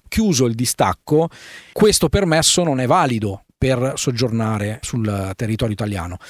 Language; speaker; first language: Italian; native; Italian